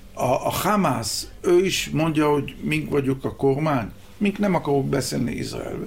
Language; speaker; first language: Hungarian; early bilingual, heritage; Hebrew